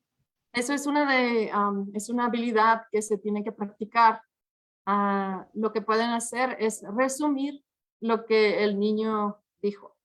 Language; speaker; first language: Spanish; early bilingual, heritage; English